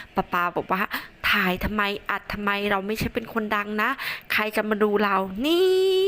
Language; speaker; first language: Thai; non-native, local second language; Northern Khmer